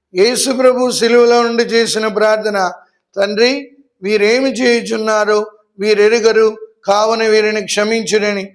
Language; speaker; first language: Telugu; native; Telugu